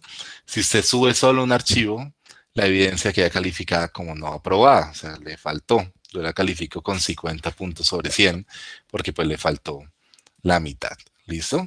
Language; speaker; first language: Spanish; native; Spanish